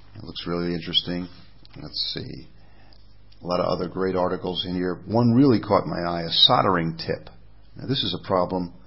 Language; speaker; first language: English; native; English